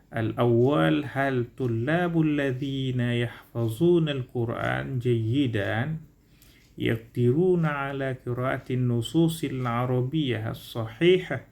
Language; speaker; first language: Arabic; non-native, learner; Indonesian